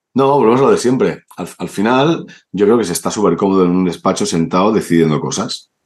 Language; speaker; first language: Spanish; native; Spanish